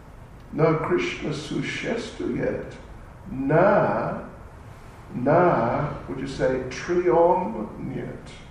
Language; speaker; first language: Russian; non-native, learner; English